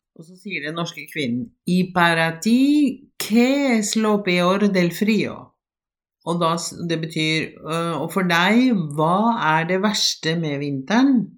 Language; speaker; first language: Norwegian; native; Norwegian